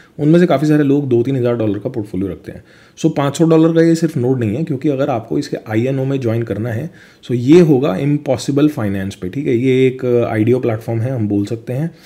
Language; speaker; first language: Hindi; native; Hindi